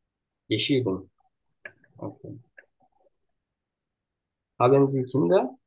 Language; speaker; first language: German; non-native, learner; Turkish